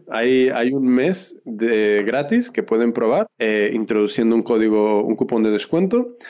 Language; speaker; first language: Spanish; early bilingual, heritage; Spanish